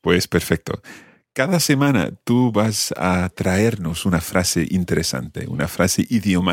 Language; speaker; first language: Spanish; non-native, fluent; English